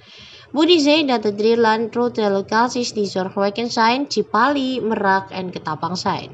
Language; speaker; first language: Dutch; non-native, fluent; Indonesian